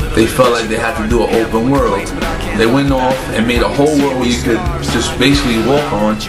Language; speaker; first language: English; native; English